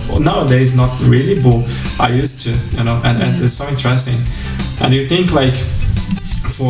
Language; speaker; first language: English; non-native, fluent; Portuguese